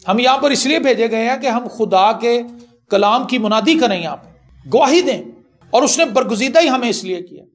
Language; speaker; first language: Urdu; non-native, local second language; Punjabi